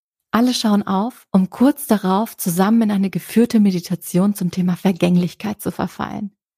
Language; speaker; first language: German; native; German